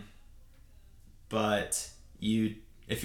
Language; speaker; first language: English; native; English